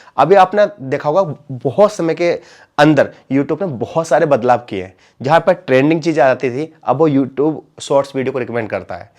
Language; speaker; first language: Hindi; native; Hindi